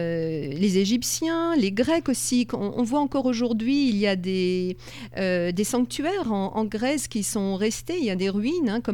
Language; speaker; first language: French; native; French